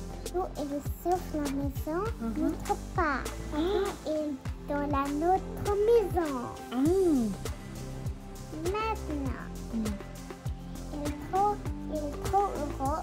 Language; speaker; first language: French; early bilingual, other home language; Bangla